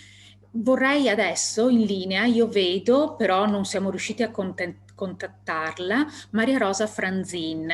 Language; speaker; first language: Italian; native; Italian